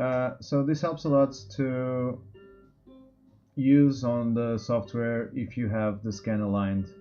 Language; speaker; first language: English; non-native, fluent; Portuguese